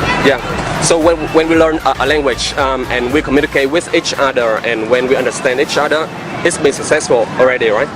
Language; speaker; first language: English; non-native, fluent; Vietnamese